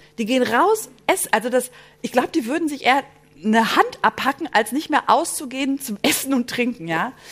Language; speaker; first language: German; early bilingual, other home language; Greek